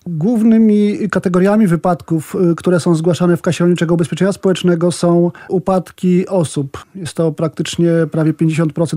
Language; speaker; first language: Polish; native; Polish